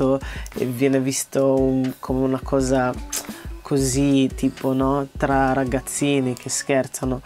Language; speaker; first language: Italian; early bilingual, other home language; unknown